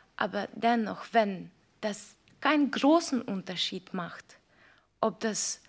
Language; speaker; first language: German; non-native, fluent; Ukrainian